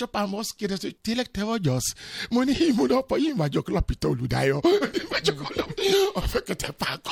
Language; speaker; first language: Hungarian; non-native, learner; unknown